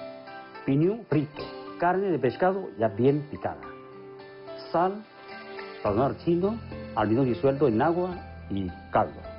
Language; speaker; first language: Spanish; non-native, fluent; Chinese